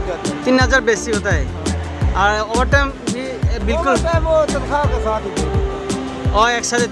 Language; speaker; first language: Hindi; non-native, fluent; Bangla